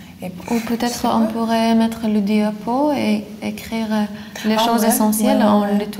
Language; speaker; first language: French; non-native, fluent; Lithuanian